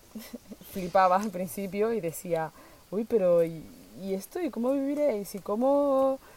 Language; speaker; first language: Spanish; native; Spanish